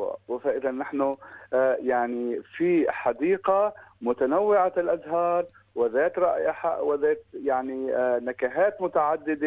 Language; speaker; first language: Arabic; native; Arabic